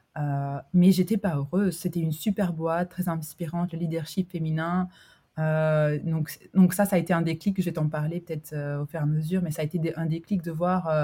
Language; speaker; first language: French; early bilingual, other home language; Albanian